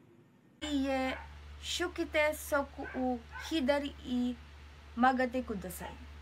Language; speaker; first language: Japanese; non-native, learner; Filipino